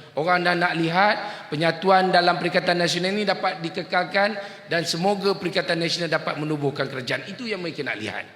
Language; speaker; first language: Malay; native; Malay